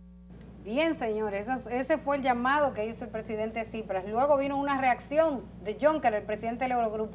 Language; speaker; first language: Spanish; native; Spanish